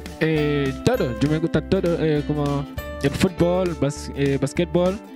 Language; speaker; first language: Spanish; non-native, learner; French